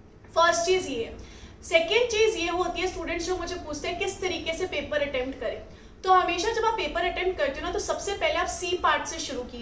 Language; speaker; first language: Hindi; native; Hindi